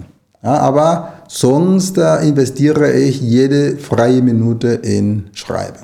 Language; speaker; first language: German; non-native, fluent; Spanish